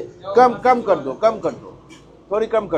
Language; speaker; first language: Hindi; non-native, learner; Bangla